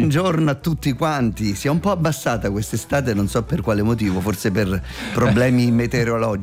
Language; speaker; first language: Italian; native; Italian